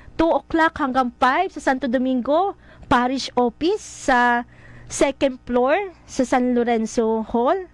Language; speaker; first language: Filipino; native; Filipino